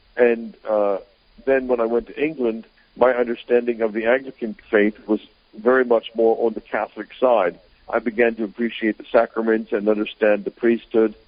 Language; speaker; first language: English; native; English